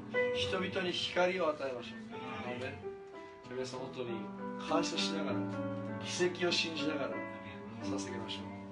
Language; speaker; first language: Japanese; non-native, fluent; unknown